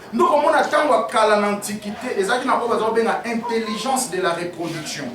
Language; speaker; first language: French; non-native, local second language; Lingala